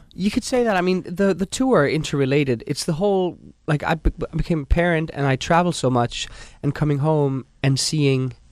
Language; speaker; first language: English; non-native, fluent; Danish